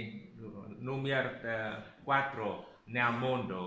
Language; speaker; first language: Italian; non-native, learner; Vietnamese